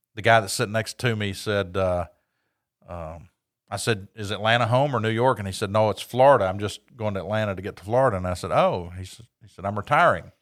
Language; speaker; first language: English; native; English